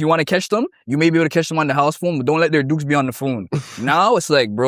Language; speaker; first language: English; native; English